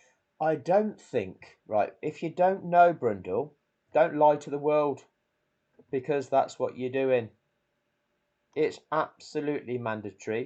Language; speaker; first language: English; native; English